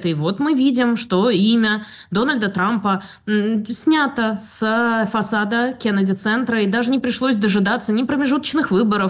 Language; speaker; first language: Russian; native; Russian